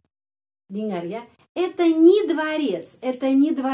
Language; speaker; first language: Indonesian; non-native, fluent; Russian